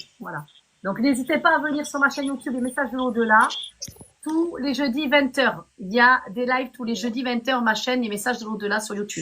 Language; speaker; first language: French; native; French